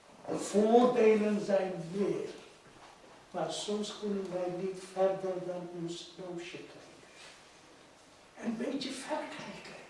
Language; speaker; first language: Dutch; non-native, fluent; Urdu